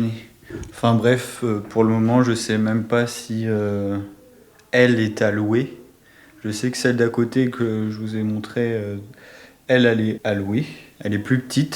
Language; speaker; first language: French; native; French